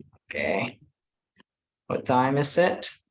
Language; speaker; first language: English; non-native, fluent; Indonesian